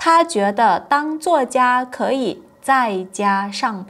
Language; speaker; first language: Chinese; non-native, fluent; Portuguese